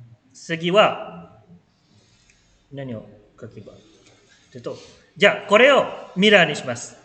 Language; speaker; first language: Japanese; non-native, fluent; Malay